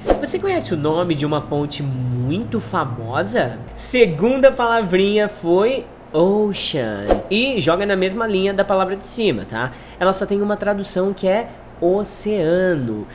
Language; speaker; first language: Portuguese; native; Portuguese